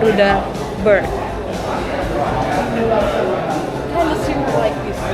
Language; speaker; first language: English; non-native, learner; Indonesian